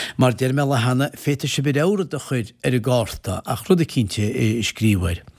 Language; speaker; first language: Irish; native; Irish